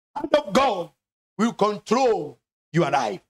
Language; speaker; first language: English; non-native, local second language; Swahili